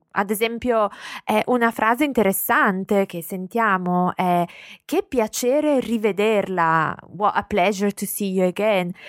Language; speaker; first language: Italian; native; Italian